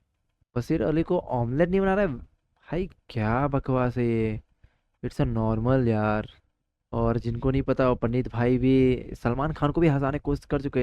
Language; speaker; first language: Hindi; native; Hindi